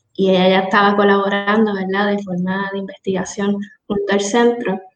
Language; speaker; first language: Spanish; native; Spanish